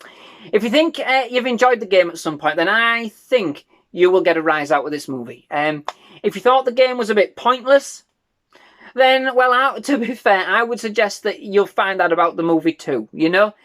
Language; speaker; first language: English; native; English